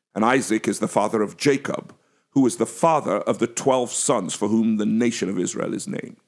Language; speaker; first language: English; native; English